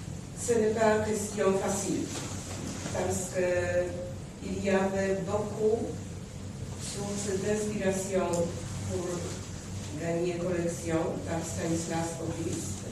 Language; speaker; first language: French; non-native, fluent; Polish